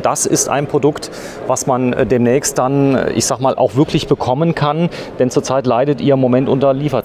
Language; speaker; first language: German; native; German